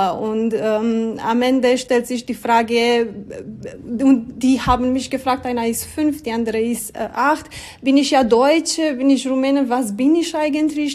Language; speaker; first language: German; non-native, learner; Romanian